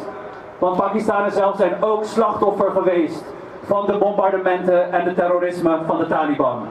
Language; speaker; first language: Dutch; early bilingual, other home language; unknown